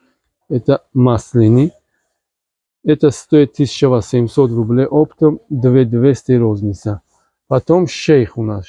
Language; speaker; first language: Russian; non-native, learner; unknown